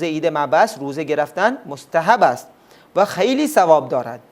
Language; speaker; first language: Persian; non-native, fluent; Urdu